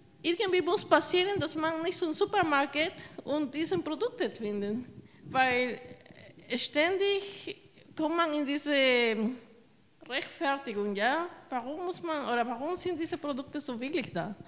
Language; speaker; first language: German; non-native, fluent; Spanish